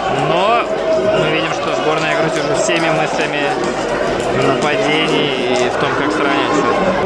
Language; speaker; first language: Russian; native; Russian